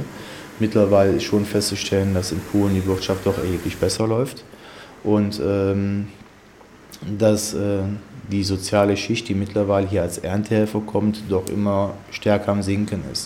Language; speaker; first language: German; native; German